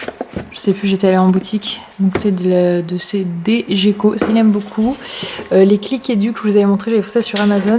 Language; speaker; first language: French; native; French